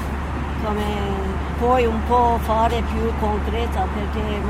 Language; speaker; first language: Italian; non-native, fluent; Turkish